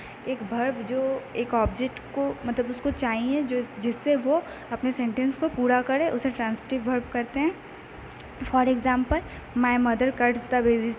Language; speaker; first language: Hindi; native; Hindi